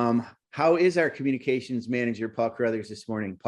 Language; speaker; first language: English; native; English